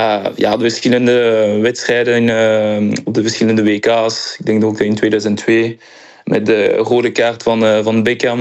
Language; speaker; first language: Dutch; early bilingual, heritage; Spanish